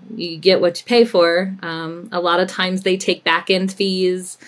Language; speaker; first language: English; native; English